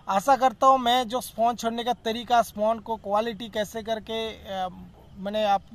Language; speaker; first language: Hindi; non-native, local second language; Bangla